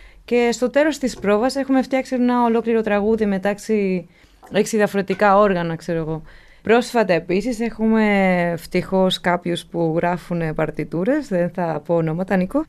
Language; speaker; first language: Greek; non-native, fluent; French